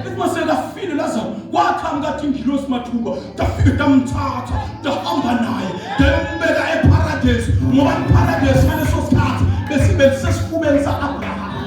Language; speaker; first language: Zulu; non-native, local second language; Swati